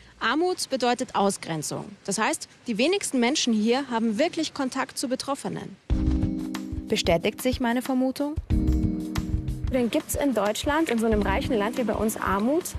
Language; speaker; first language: German; native; German